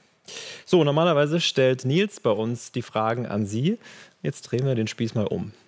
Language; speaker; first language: German; native; German